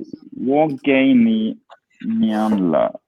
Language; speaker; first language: Chinese; non-native, learner; English